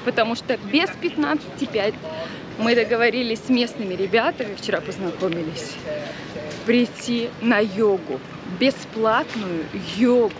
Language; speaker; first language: Russian; native; Russian